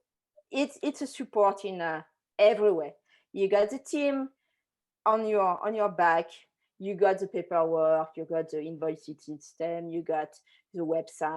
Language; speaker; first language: English; non-native, fluent; French